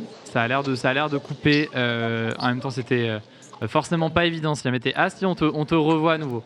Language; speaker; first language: French; native; French